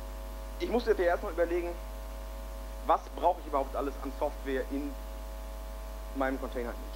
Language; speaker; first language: German; native; German